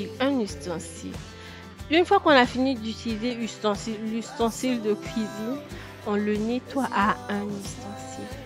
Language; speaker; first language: French; non-native, local second language; Lingala